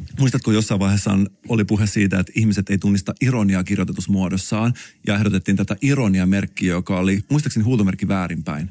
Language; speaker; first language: Finnish; native; Finnish